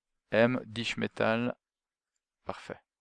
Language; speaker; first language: French; native; French